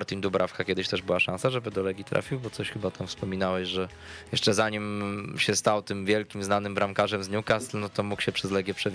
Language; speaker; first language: Polish; native; Polish